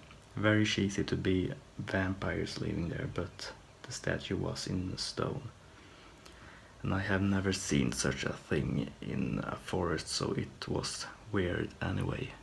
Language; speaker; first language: English; non-native, fluent; Swedish